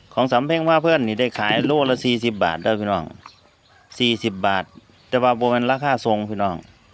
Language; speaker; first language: Thai; native; Thai